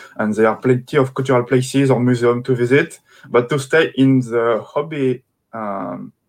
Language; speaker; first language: English; non-native, fluent; French